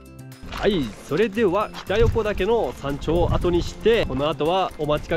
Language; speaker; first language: Japanese; native; Japanese